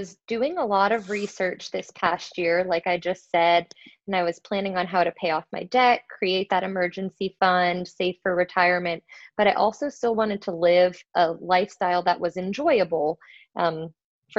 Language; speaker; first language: English; native; English